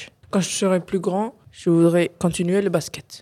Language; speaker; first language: French; non-native, learner; English